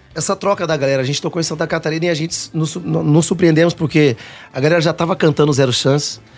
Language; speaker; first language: Portuguese; native; Portuguese